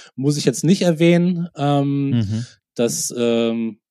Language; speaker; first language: German; native; German